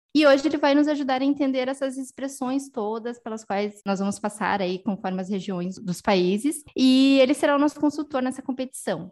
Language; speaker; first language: Portuguese; native; Portuguese